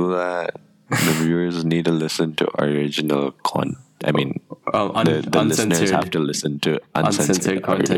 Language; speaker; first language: English; non-native, local second language; Tibetan